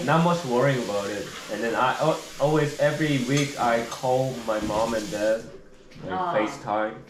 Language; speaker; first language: English; non-native, learner; Korean